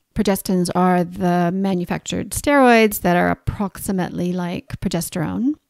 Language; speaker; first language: English; native; English